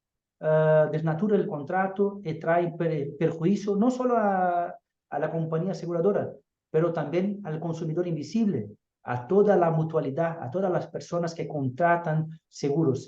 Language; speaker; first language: Spanish; non-native, fluent; Portuguese